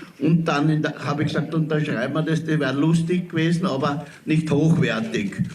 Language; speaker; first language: German; native; German